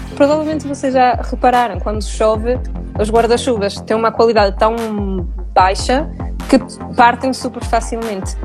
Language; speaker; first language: Portuguese; non-native, fluent; Italian